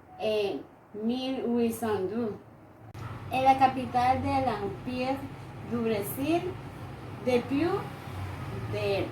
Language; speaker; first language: French; non-native, learner; Spanish